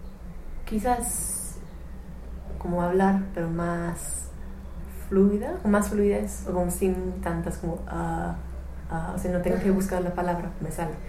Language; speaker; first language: Spanish; non-native, fluent; English